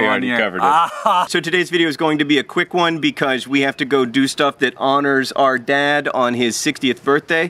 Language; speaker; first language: English; native; English